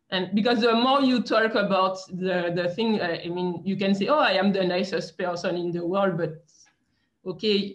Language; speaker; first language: English; non-native, fluent; French